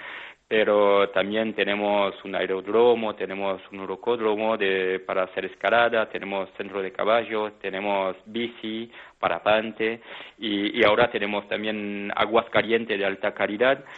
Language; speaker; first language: Spanish; non-native, fluent; French